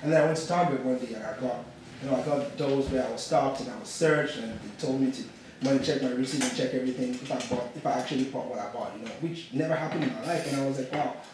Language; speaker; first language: English; non-native, local second language; Yoruba